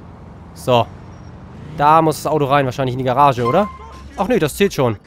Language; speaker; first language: German; native; German